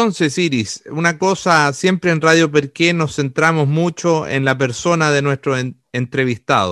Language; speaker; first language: Spanish; non-native, fluent; Italian